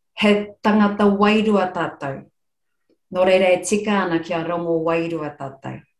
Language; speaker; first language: Māori; non-native, local second language; English